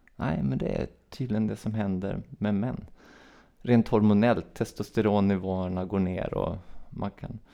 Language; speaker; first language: Swedish; native; Swedish